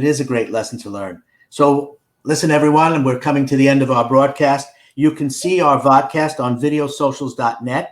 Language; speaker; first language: English; native; English